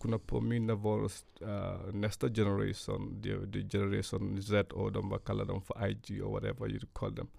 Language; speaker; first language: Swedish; non-native, fluent; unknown